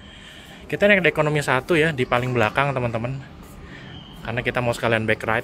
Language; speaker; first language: Indonesian; native; Indonesian